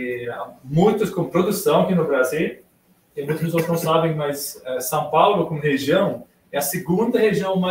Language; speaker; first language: Portuguese; non-native, fluent; Swedish